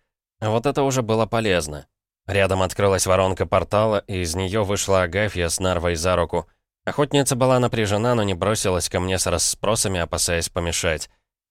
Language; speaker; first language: Russian; native; Russian